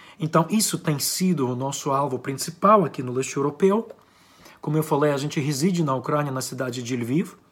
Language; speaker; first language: Portuguese; non-native, fluent; Ukrainian